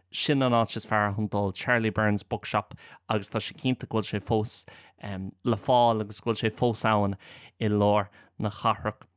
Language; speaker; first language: Irish; non-native, local second language; English